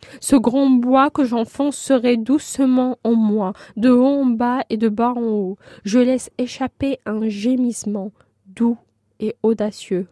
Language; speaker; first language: French; non-native, local second language; Arabic